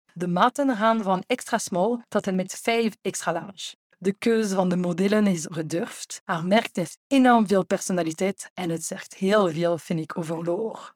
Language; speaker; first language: Dutch; non-native, fluent; French